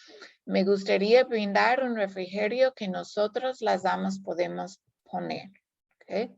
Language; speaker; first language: Spanish; non-native, fluent; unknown